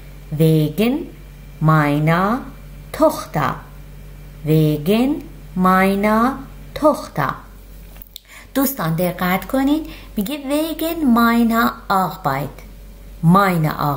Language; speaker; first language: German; non-native, fluent; Persian